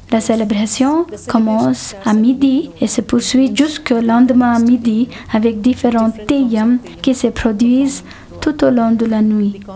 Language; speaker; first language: French; non-native, fluent; Telugu